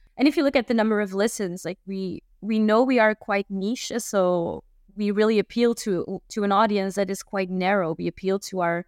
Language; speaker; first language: English; non-native, fluent; Dutch